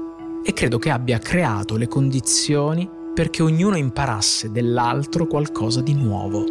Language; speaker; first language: Italian; native; Italian